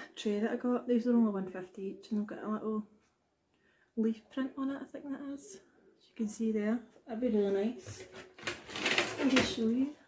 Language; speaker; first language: English; native; English